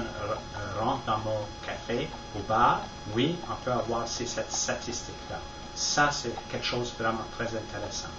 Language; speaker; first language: French; non-native, fluent; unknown